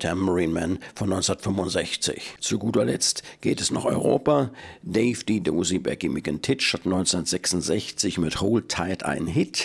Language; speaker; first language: German; native; German